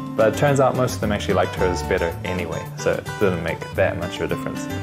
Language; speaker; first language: English; early bilingual, other home language; Chinese